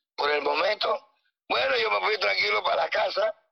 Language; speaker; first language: Spanish; native; Spanish